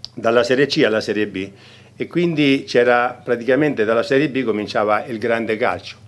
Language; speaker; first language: Italian; native; Italian